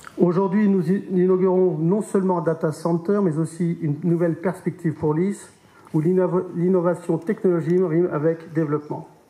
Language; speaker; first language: French; native; French